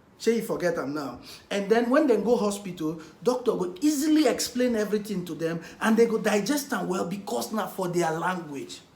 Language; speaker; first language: Nigerian Pidgin; non-native, local second language; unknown